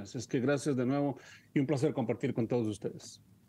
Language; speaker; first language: Spanish; early bilingual, heritage; Spanish